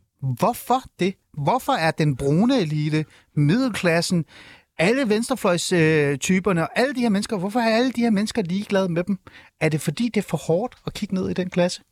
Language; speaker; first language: Danish; early bilingual, other home language; Persian